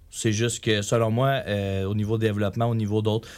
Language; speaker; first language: French; native; French